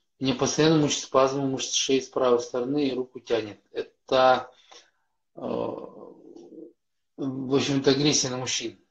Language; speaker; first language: Russian; native; Russian